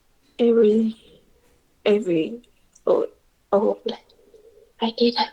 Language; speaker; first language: English; non-native, learner; Chinese